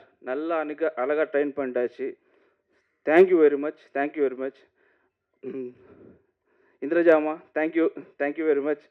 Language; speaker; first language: Tamil; non-native, learner; Telugu